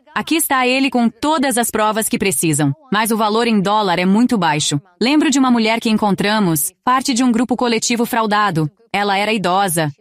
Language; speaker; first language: Portuguese; non-native, fluent; Greek